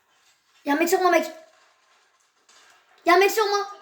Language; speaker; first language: French; native; French